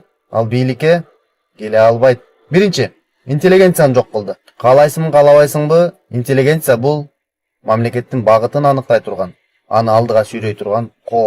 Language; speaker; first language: Kyrgyz; native; Kyrgyz